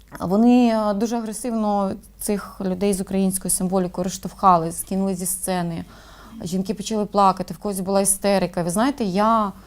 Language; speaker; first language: Ukrainian; non-native, local second language; Russian